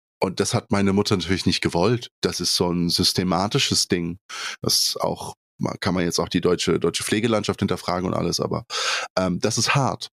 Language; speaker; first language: German; early bilingual, other home language; Polish